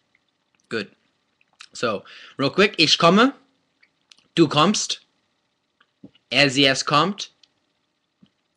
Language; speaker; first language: German; non-native, fluent; English